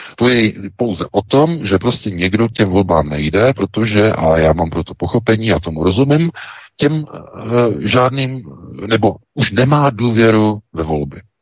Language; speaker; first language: Czech; native; Czech